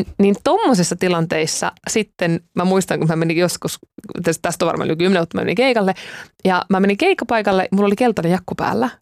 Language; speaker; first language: Finnish; native; Finnish